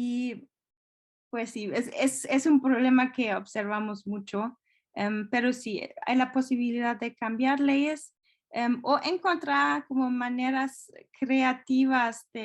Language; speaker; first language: Spanish; non-native, fluent; German